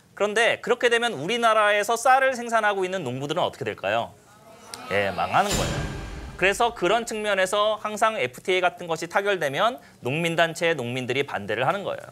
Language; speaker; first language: Korean; native; Korean